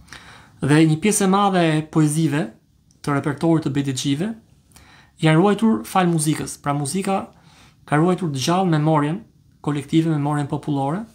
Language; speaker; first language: Albanian; native; Albanian